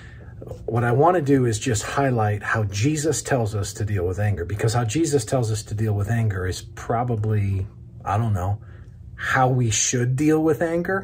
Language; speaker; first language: English; native; English